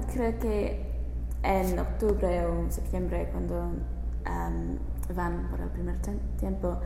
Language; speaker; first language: Spanish; non-native, learner; English